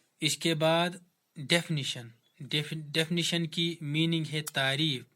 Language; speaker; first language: Urdu; non-native, local second language; Kashmiri